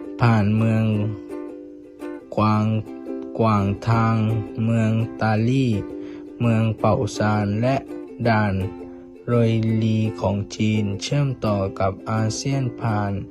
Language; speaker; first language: Thai; native; Thai